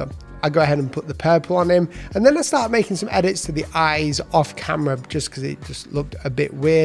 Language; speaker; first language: English; native; English